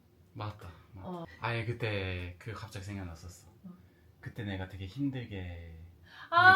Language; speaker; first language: Korean; non-native, fluent; English